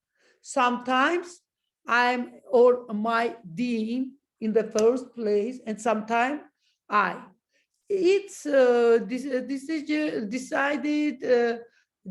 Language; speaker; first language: English; non-native, learner; Georgian